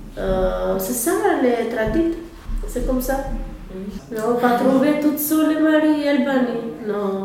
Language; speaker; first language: French; non-native, learner; Albanian